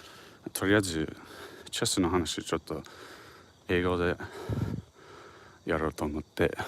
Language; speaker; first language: Japanese; non-native, fluent; English